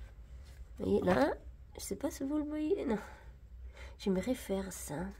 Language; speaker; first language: French; non-native, fluent; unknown